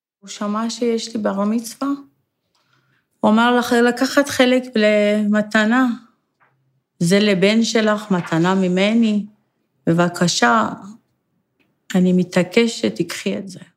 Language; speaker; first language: Hebrew; non-native, fluent; Persian